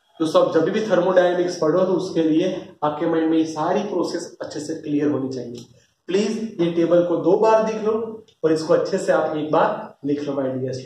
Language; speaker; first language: Hindi; non-native, local second language; Gujarati